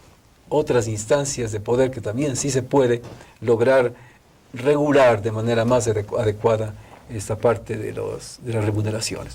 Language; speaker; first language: Spanish; native; Spanish